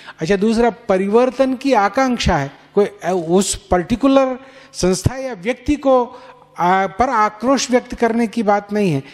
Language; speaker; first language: Hindi; native; Hindi